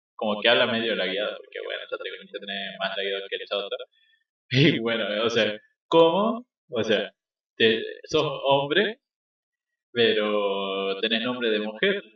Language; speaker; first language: Spanish; native; Spanish